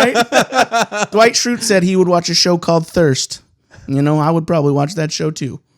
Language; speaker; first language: English; native; English